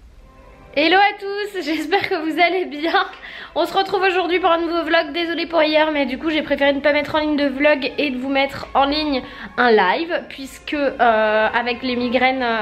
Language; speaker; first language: French; native; French